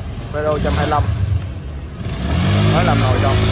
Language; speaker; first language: Vietnamese; native; Vietnamese